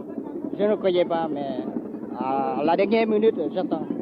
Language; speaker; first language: French; non-native, learner; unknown